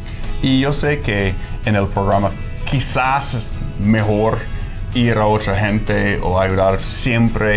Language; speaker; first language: Spanish; non-native, fluent; English